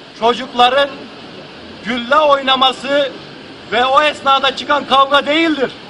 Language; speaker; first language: Turkish; native; Turkish